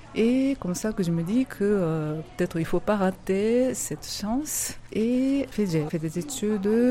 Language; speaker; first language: French; non-native, fluent; Japanese